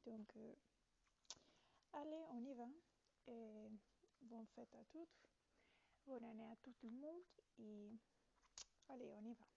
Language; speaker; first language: French; non-native, learner; Italian